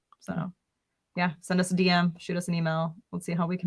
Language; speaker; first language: English; native; English